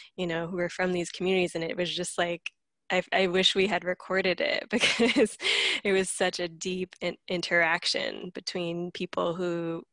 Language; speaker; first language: English; native; English